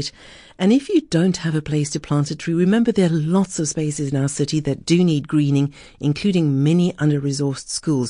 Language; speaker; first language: English; native; English